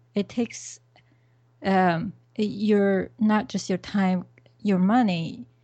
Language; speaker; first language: English; non-native, fluent; Chinese